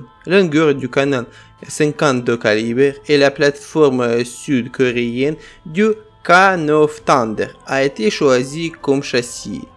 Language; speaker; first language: French; non-native, fluent; Ukrainian